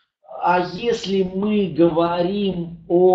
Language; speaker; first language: Russian; native; Russian